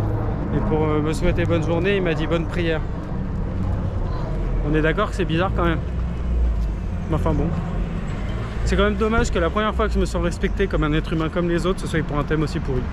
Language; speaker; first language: French; native; French